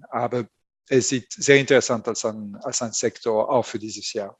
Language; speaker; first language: German; non-native, fluent; French